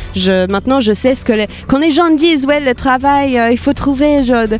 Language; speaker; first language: French; non-native, fluent; English